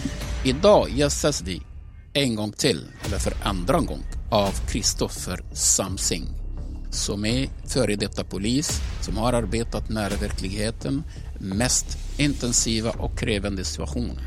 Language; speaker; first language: Swedish; non-native, local second language; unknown